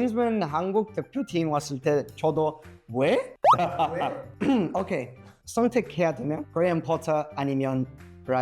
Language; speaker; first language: Korean; non-native, learner; English